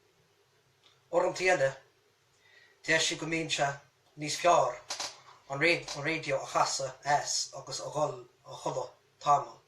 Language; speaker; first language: Irish; native; Irish